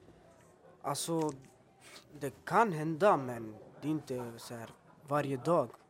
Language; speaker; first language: Swedish; early bilingual, other home language; Albanian